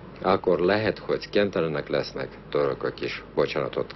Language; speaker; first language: Hungarian; non-native, fluent; Armenian